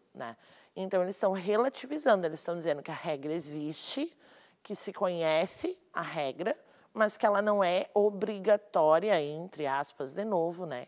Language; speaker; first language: Portuguese; native; Portuguese